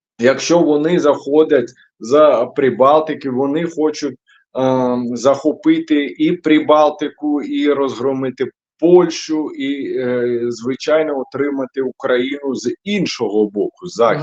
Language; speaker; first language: Ukrainian; non-native, local second language; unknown